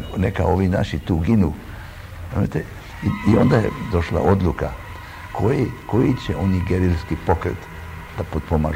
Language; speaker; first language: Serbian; early bilingual, heritage; Croatian